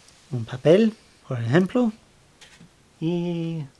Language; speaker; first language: Spanish; non-native, learner; English